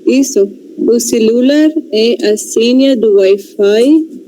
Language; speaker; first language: Portuguese; non-native, learner; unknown